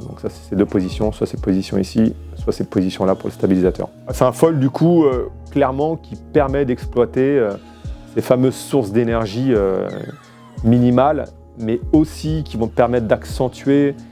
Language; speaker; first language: French; native; French